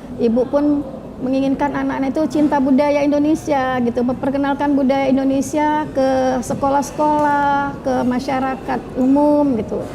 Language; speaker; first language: Indonesian; native; Indonesian